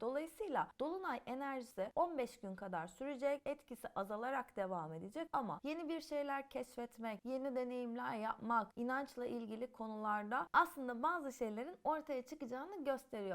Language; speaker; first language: Turkish; native; Turkish